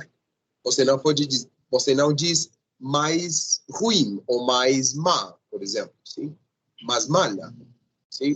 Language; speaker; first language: Portuguese; non-native, fluent; Spanish